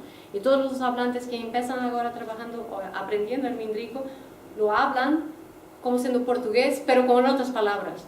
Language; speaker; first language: Spanish; non-native, fluent; Portuguese